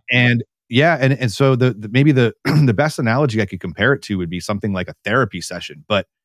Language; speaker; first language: English; native; English